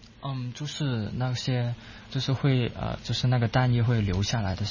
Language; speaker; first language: Chinese; non-native, local second language; Cantonese